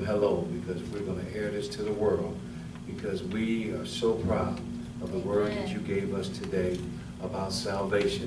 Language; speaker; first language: English; native; English